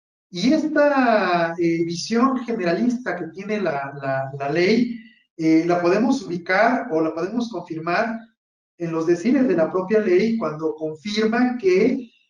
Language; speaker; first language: Spanish; native; Spanish